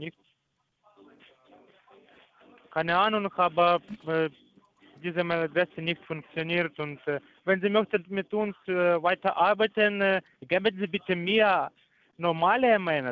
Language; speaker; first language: German; non-native, learner; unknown